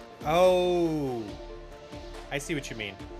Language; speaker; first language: English; native; English